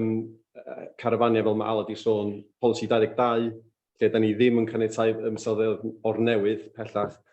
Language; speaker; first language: Welsh; native; Welsh